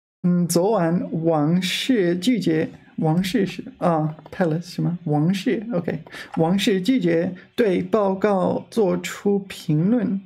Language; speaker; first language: Chinese; non-native, fluent; English